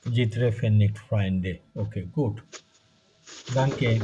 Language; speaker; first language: German; non-native, fluent; Bangla